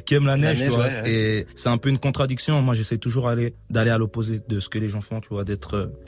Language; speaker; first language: French; native; French